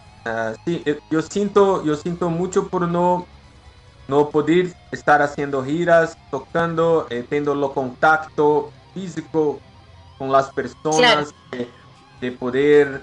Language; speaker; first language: Spanish; non-native, learner; Portuguese